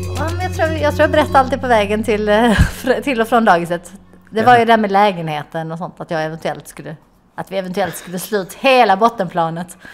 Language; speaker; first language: Swedish; native; Swedish